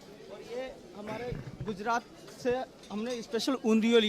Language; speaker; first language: Hindi; native; Hindi